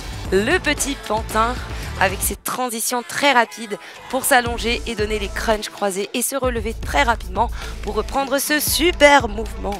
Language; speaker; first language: French; native; French